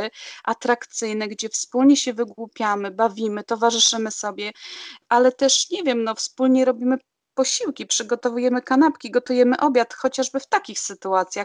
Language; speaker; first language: Polish; native; Polish